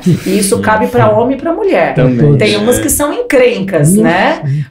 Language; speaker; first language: Portuguese; native; Portuguese